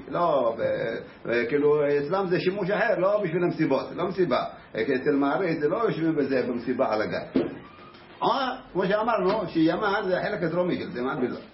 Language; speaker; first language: Hebrew; native; Hebrew